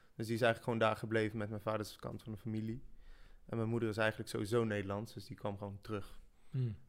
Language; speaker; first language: Dutch; early bilingual, other home language; French